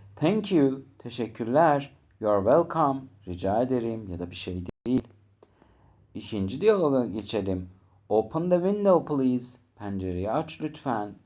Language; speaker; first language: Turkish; native; Turkish